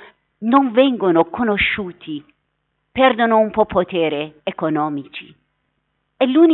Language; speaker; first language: Italian; non-native, fluent; Persian